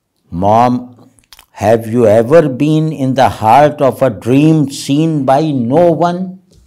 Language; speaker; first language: English; non-native, local second language; Urdu